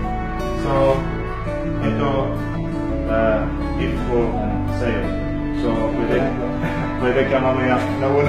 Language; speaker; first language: Filipino; non-native, learner; Arabic